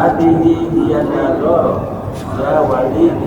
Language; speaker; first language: Arabic; non-native, learner; Indonesian